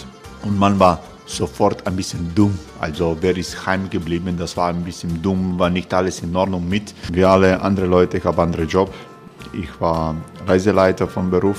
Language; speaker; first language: German; non-native, fluent; Croatian